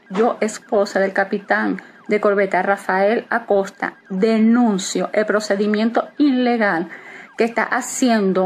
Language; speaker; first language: Spanish; native; Spanish